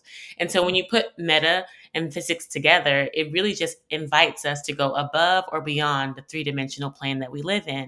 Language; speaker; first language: English; native; English